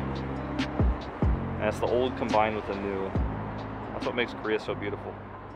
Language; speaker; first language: English; native; English